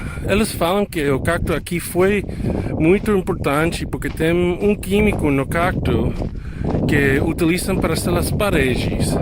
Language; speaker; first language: Portuguese; non-native, learner; English